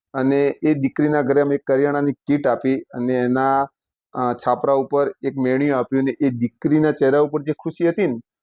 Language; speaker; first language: Gujarati; native; Gujarati